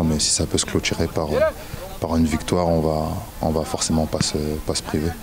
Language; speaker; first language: French; native; French